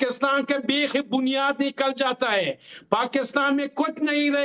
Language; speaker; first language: Hindi; non-native, fluent; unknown